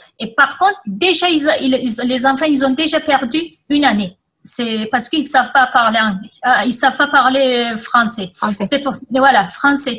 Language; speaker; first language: French; non-native, fluent; Kurdish